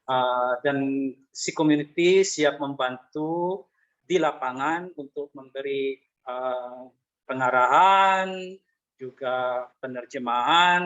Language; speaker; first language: Indonesian; non-native, fluent; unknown